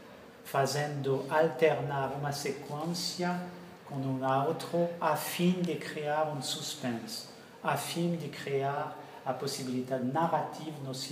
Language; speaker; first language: Portuguese; non-native, fluent; French